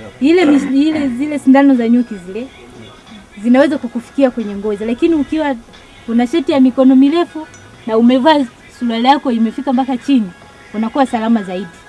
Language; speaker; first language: Swahili; native; Swahili